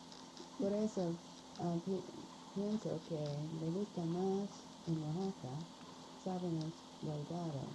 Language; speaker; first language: Spanish; non-native, learner; English